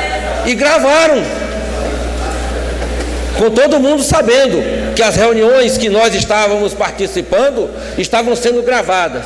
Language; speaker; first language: Portuguese; native; Portuguese